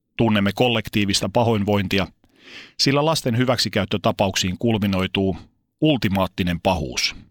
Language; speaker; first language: Finnish; native; Finnish